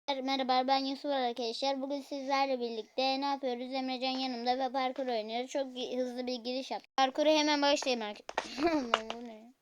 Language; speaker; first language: Turkish; native; Turkish